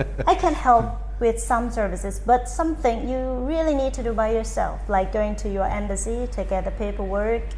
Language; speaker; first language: English; non-native, fluent; Thai